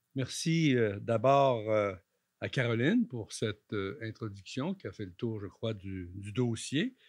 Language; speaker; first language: French; native; French